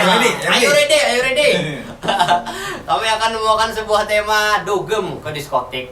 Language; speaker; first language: Indonesian; non-native, local second language; Banjar